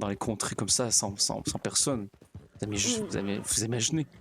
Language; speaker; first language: French; native; French